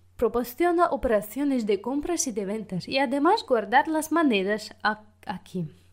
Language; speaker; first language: Spanish; non-native, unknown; Russian